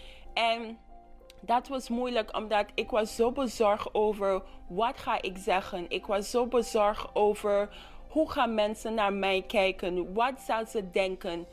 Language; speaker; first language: Dutch; non-native, local second language; English